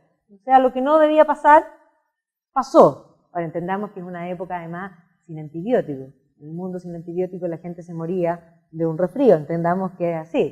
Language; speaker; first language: Spanish; native; Spanish